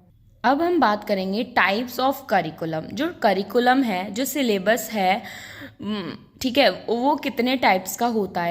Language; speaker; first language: Hindi; native; Hindi